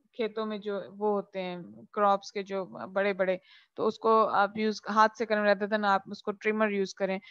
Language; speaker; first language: Urdu; non-native, local second language; Punjabi